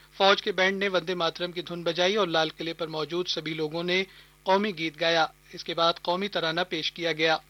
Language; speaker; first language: Urdu; native; Urdu